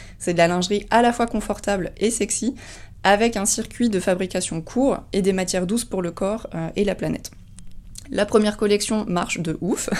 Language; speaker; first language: French; native; French